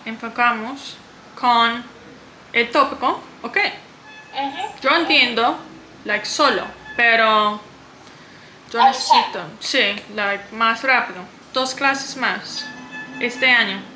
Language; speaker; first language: Spanish; non-native, learner; English